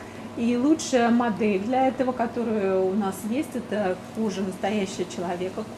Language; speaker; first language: Russian; native; Russian